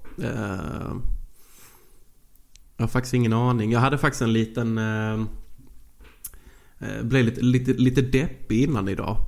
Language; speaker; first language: Swedish; native; Swedish